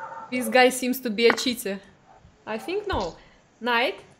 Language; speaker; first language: English; non-native, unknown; Russian